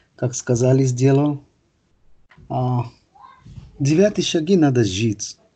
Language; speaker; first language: Russian; non-native, fluent; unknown